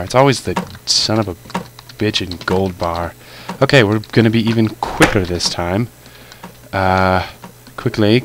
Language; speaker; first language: English; native; English